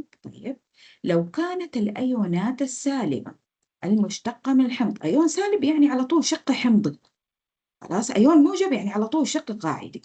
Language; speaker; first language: Arabic; native; Arabic